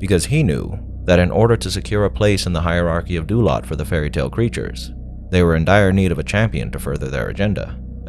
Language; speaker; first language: English; native; English